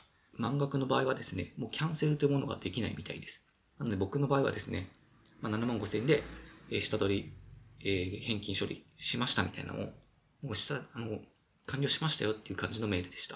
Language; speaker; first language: Japanese; native; Japanese